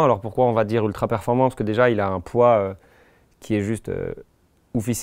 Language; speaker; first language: French; native; French